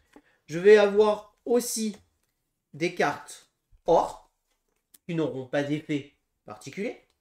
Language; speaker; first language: French; native; French